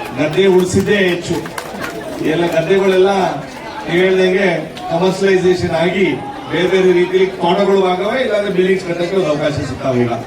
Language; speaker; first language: Kannada; native; Kannada